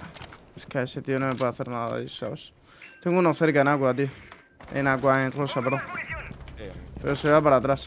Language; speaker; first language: Spanish; native; Spanish